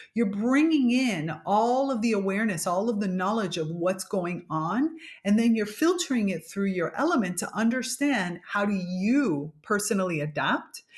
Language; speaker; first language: English; native; English